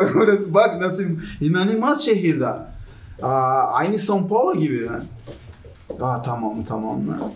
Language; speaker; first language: Turkish; non-native, learner; Portuguese